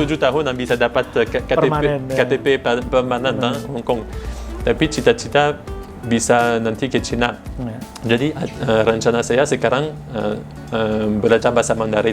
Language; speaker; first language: Indonesian; non-native, fluent; French